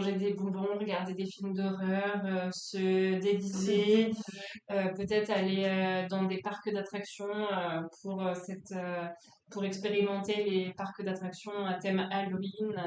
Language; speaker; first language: French; native; French